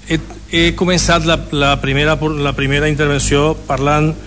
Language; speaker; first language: Spanish; non-native, local second language; Catalan